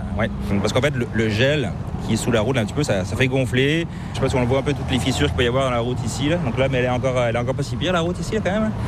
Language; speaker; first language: French; native; French